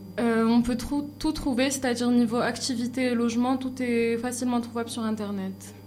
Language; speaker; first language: French; non-native, local second language; Arabic